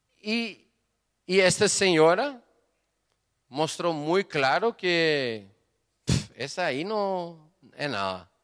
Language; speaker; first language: Spanish; non-native, fluent; Portuguese